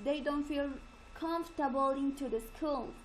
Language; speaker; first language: English; non-native, learner; Spanish